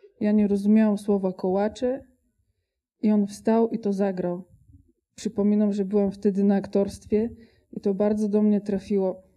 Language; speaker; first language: Polish; non-native, fluent; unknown